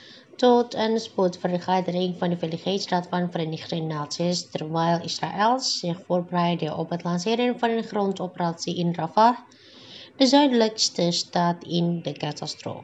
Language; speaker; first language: Dutch; non-native, fluent; Indonesian